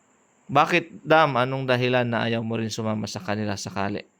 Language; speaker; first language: Filipino; native; Filipino